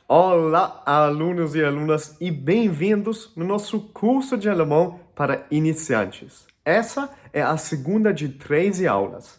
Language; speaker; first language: Portuguese; non-native, fluent; German